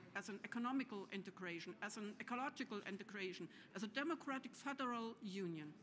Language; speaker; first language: English; non-native, fluent; German